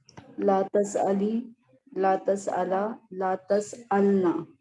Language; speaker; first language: Arabic; non-native, learner; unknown